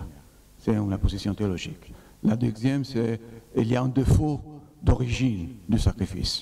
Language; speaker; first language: French; non-native, fluent; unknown